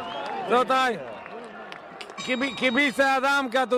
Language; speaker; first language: Polish; native; Polish